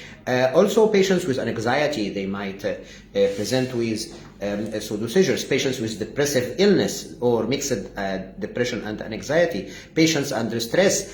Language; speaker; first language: English; non-native, fluent; Arabic